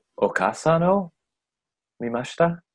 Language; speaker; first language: Japanese; non-native, learner; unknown